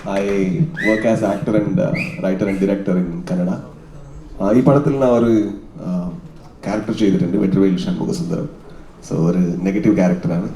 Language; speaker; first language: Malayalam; non-native, learner; Kannada